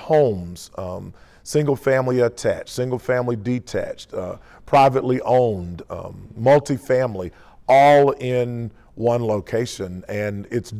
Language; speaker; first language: English; native; English